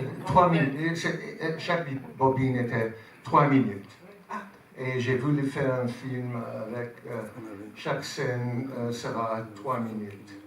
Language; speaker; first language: French; non-native, learner; English